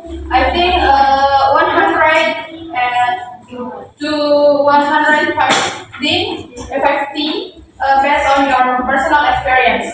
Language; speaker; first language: English; non-native, learner; Indonesian